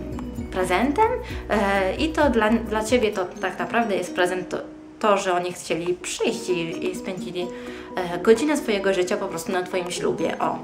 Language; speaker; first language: Polish; early bilingual, heritage; Polish